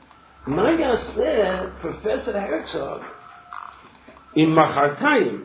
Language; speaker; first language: Hebrew; non-native, fluent; English